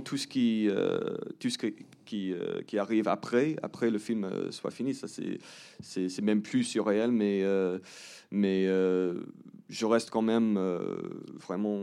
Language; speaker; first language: French; early bilingual, heritage; English